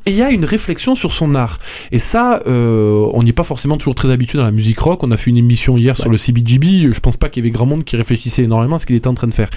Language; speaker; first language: French; native; French